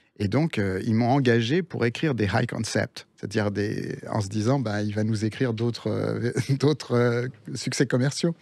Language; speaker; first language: French; early bilingual, other home language; Spanish